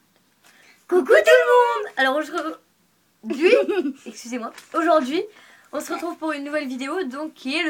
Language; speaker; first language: French; native; French